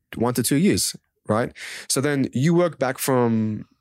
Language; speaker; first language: English; non-native, local second language; Kurdish